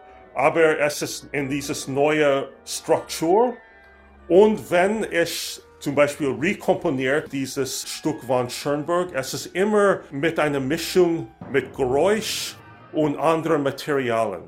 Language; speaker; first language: German; non-native, learner; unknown